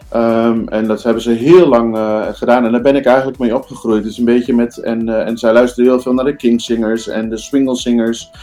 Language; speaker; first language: Dutch; native; Dutch